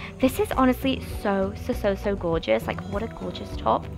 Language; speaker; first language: English; native; English